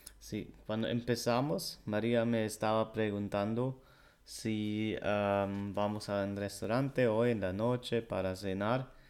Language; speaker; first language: Spanish; non-native, fluent; German